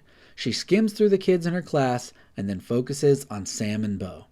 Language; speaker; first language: English; native; English